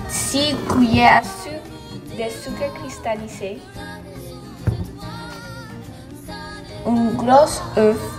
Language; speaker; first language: French; non-native, learner; English